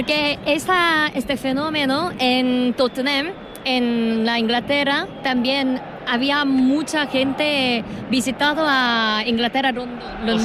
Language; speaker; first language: Spanish; non-native, fluent; Korean